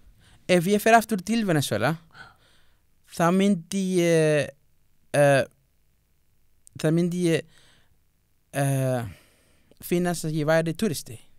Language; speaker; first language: Icelandic; non-native, learner; Spanish